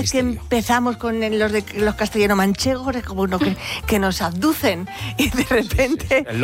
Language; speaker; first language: Spanish; native; Spanish